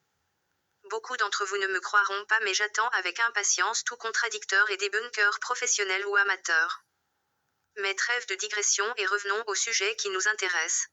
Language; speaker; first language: French; native; French